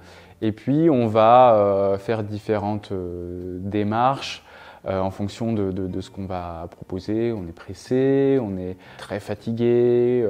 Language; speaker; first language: French; native; French